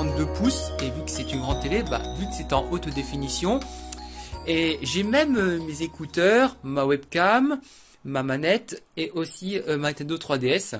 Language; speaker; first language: French; native; French